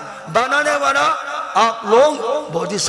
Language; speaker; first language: Hindi; non-native, learner; Japanese